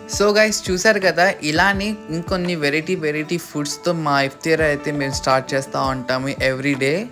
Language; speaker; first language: Telugu; non-native, local second language; Urdu